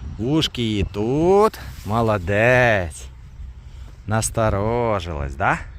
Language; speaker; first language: Ukrainian; non-native, local second language; Russian